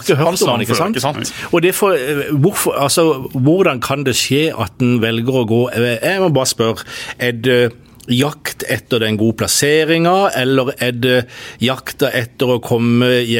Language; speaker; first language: Norwegian; native; Norwegian